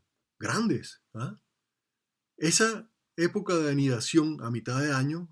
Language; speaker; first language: Spanish; native; Spanish